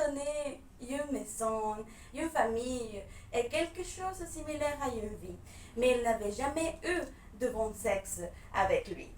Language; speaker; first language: French; non-native, fluent; Spanish